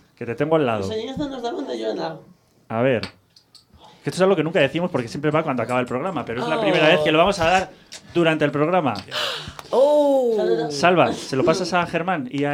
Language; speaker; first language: Spanish; native; Spanish